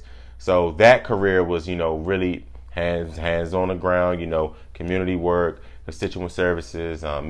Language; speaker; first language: English; native; English